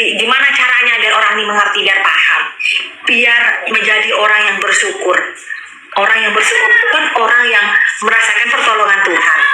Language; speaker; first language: Indonesian; non-native, local second language; Madurese